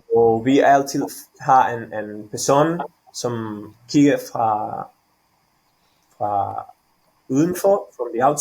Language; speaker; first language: Danish; non-native, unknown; Catalan